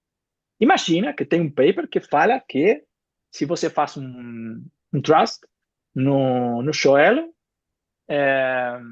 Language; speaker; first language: Portuguese; non-native, fluent; Spanish